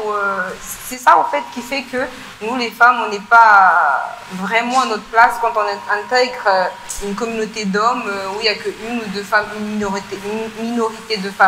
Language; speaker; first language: French; non-native, local second language; Malagasy